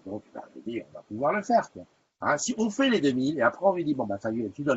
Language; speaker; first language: French; native; French